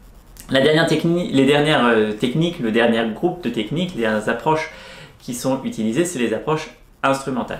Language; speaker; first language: French; native; French